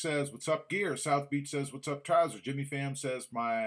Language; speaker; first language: English; native; English